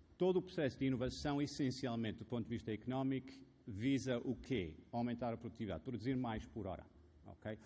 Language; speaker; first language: Portuguese; non-native, fluent; Arabic